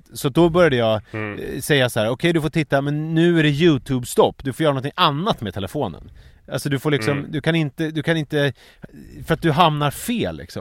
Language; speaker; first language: Swedish; native; Swedish